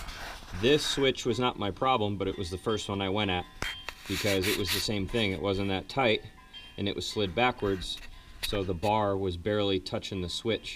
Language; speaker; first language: English; native; English